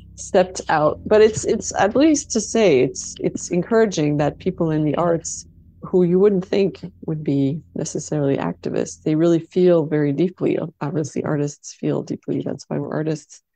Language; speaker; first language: English; native; English